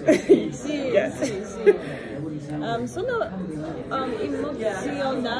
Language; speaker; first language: Italian; non-native, learner; English